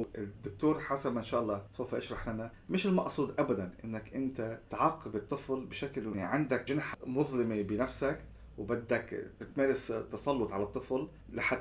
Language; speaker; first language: Arabic; native; Arabic